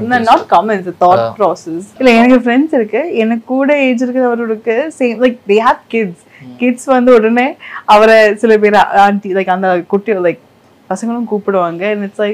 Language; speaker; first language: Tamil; non-native, learner; Malayalam